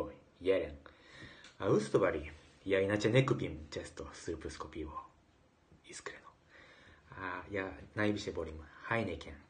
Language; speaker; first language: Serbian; non-native, learner; Japanese